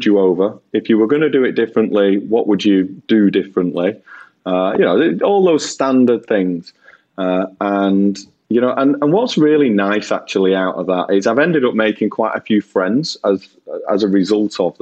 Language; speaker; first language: English; native; English